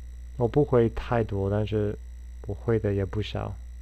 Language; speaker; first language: Chinese; non-native, fluent; English